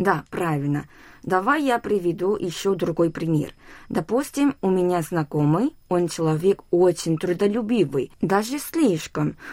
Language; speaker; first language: Russian; non-native, local second language; Korean